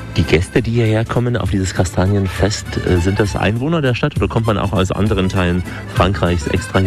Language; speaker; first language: German; native; German